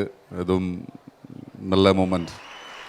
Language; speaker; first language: Tamil; non-native, learner; Malayalam